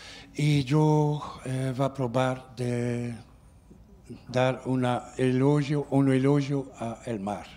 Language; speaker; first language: Spanish; non-native, learner; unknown